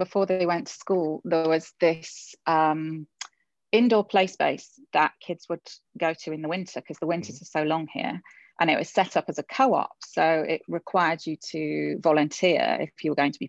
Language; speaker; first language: English; native; English